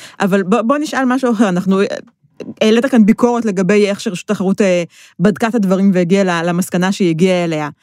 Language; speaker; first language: Hebrew; native; Hebrew